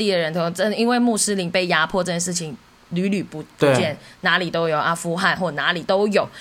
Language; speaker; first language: Chinese; native; Chinese